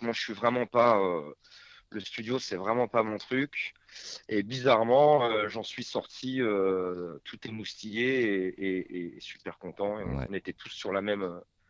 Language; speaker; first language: French; native; French